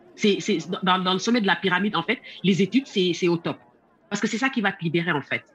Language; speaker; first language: French; non-native, local second language; Wolof